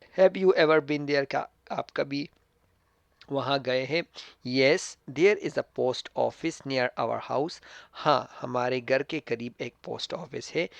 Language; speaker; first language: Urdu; non-native, local second language; Pashto